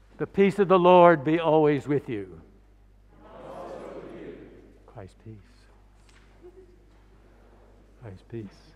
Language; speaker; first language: English; native; English